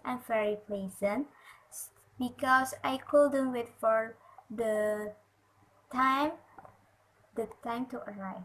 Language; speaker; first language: English; non-native, learner; Indonesian